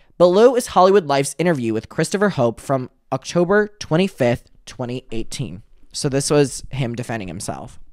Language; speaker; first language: English; native; English